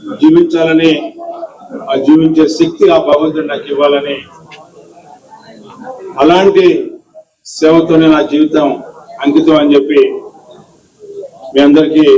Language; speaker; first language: Telugu; native; Telugu